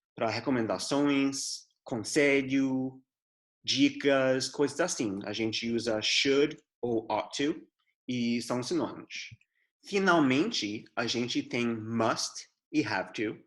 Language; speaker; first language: Portuguese; non-native, fluent; English